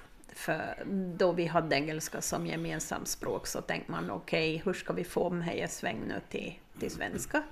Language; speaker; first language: Swedish; native; Swedish